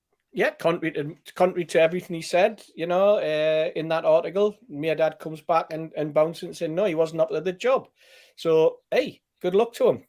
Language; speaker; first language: English; native; English